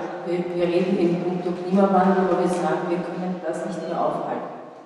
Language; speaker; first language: German; non-native, fluent; Japanese